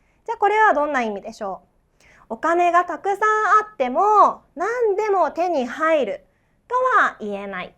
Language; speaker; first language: Japanese; non-native, fluent; Chinese